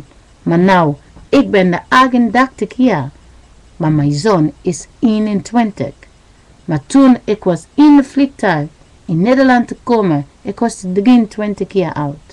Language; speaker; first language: Dutch; non-native, learner; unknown